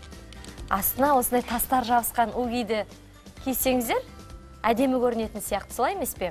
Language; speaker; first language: Kazakh; native; Kazakh